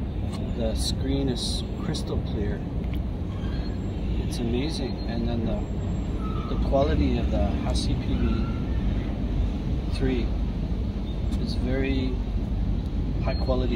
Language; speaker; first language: English; non-native, fluent; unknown